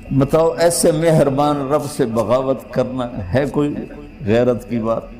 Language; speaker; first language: Urdu; non-native, local second language; Punjabi